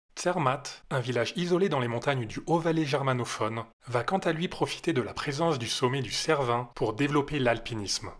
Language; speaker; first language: French; native; French